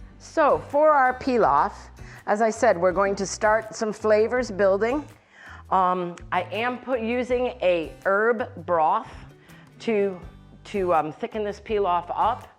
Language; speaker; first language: English; native; English